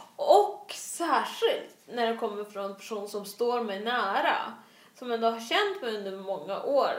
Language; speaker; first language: Swedish; early bilingual, other home language; Russian